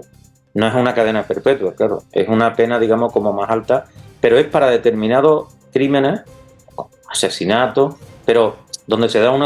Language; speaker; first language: Spanish; native; Spanish